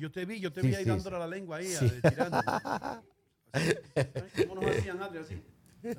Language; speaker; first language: Spanish; native; Spanish